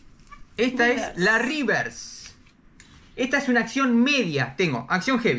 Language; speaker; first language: Spanish; native; Spanish